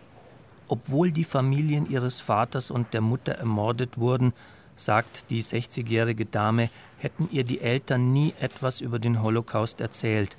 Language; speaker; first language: German; native; German